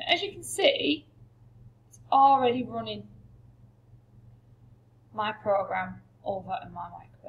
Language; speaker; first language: English; native; English